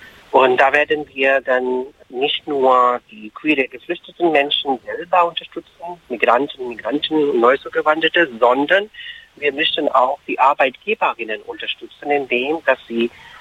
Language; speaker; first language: German; non-native, fluent; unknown